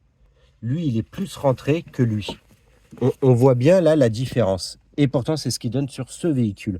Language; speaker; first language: French; native; French